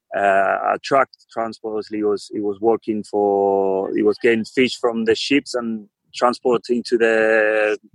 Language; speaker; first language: English; non-native, fluent; Spanish